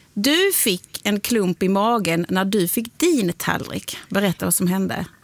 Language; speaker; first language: Swedish; native; Swedish